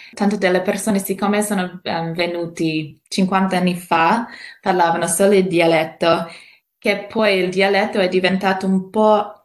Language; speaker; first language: Italian; non-native, fluent; English